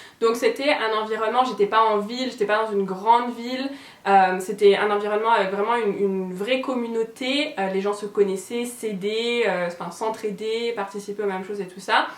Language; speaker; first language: French; native; French